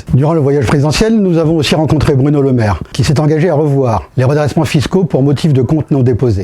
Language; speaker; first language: French; native; French